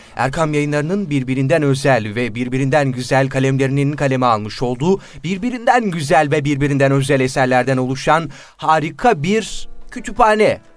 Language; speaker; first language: Turkish; native; Turkish